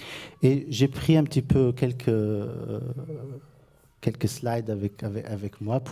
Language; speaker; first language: French; non-native, fluent; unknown